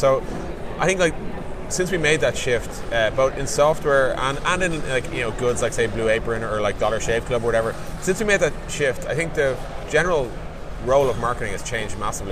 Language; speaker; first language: English; native; English